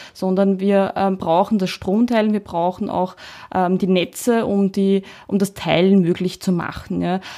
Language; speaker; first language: German; early bilingual, heritage; Czech